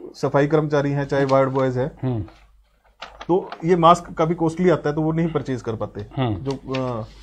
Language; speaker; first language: Hindi; native; Hindi